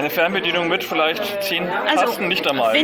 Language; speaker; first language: German; native; German